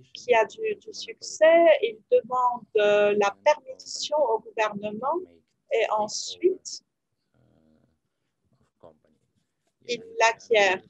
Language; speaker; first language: French; non-native, fluent; Ukrainian